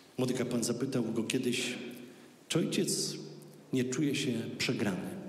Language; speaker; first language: Polish; native; Polish